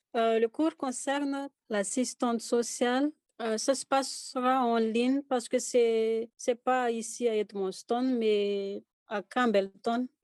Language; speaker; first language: French; non-native, local second language; Malagasy